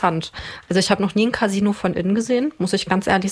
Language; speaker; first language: German; native; German